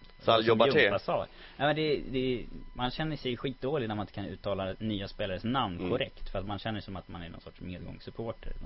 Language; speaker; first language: Swedish; native; Swedish